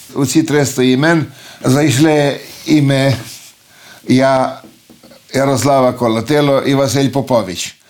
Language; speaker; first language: Ukrainian; early bilingual, heritage; Ukrainian